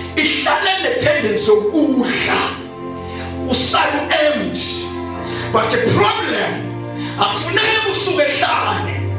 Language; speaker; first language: Zulu; non-native, local second language; Swati